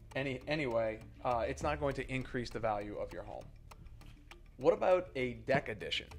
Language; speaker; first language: English; native; English